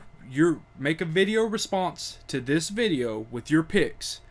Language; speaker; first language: English; native; English